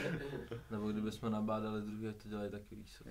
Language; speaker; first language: Czech; native; Czech